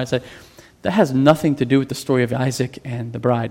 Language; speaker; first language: English; native; English